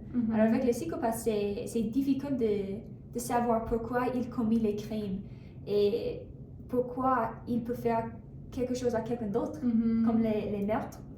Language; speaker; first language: French; non-native, learner; English